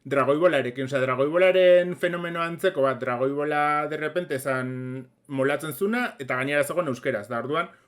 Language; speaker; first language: Basque; non-native, local second language; Spanish